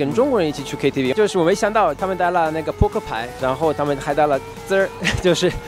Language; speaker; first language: Chinese; non-native, fluent; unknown